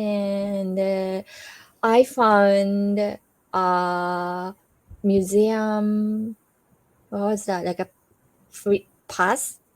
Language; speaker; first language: English; non-native, learner; Japanese